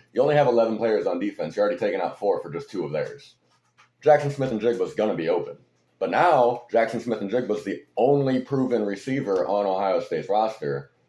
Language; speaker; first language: English; native; English